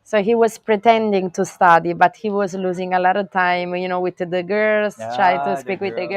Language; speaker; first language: English; non-native, fluent; Italian